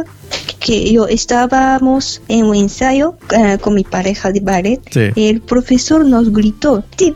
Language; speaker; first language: Spanish; non-native, fluent; Japanese